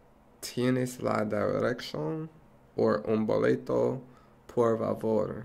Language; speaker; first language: Spanish; non-native, learner; English